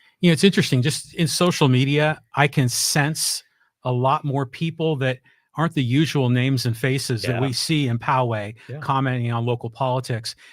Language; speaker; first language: English; native; English